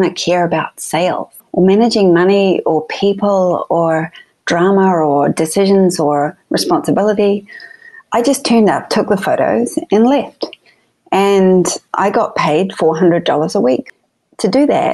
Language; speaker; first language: English; native; English